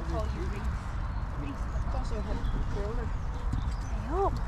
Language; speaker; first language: English; native; English